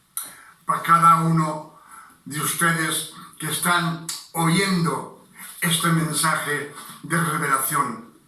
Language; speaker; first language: Spanish; non-native, fluent; French